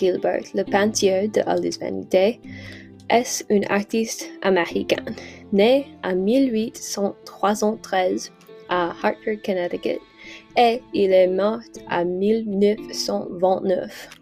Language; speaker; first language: French; non-native, learner; English